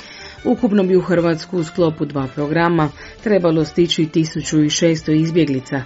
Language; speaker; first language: Croatian; native; Croatian